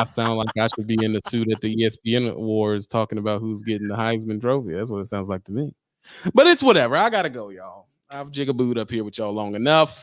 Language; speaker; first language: English; native; English